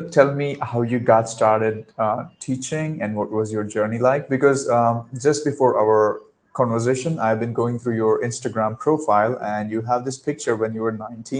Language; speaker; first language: English; non-native, local second language; Marathi